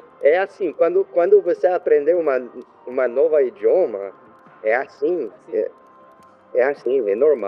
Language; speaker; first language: Portuguese; non-native, learner; French